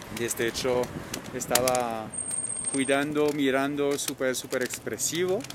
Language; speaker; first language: Spanish; non-native, fluent; French